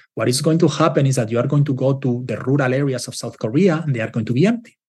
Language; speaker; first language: English; non-native, fluent; Spanish